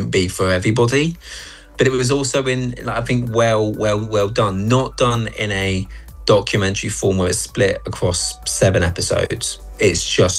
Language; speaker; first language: English; native; English